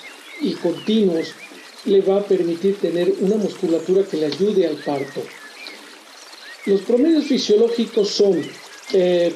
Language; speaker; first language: Spanish; native; Spanish